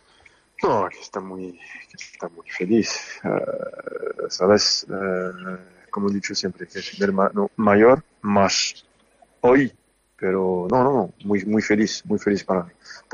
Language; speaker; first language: Spanish; non-native, fluent; French